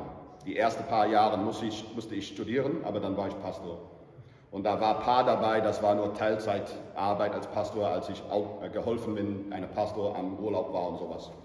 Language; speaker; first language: German; non-native, fluent; English